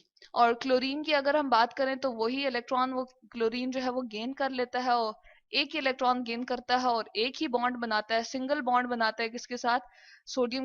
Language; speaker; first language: Hindi; non-native, local second language; Punjabi